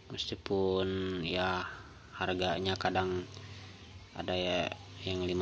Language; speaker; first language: Indonesian; native; Indonesian